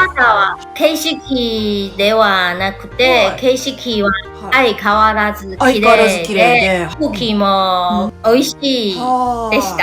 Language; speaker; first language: Japanese; non-native, learner; Chinese